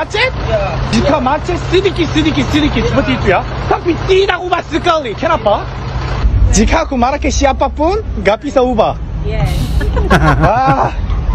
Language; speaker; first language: Indonesian; non-native, learner; Korean